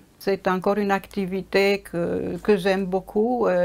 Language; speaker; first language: French; non-native, fluent; Romanian